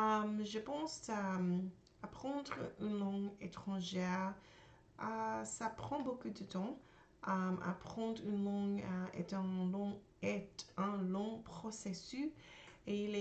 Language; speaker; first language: French; non-native, learner; English